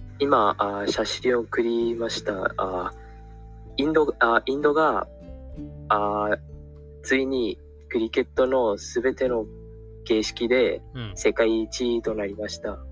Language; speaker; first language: Japanese; non-native, learner; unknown